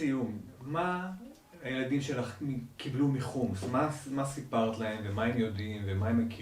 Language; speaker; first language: Hebrew; native; Hebrew